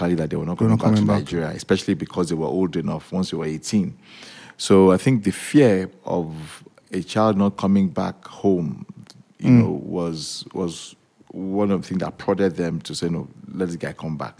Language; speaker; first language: English; non-native, local second language; Yoruba